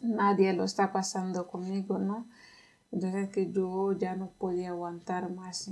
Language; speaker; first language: Spanish; non-native, fluent; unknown